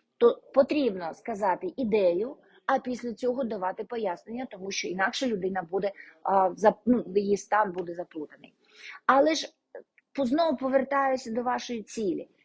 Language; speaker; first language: Ukrainian; non-native, local second language; Russian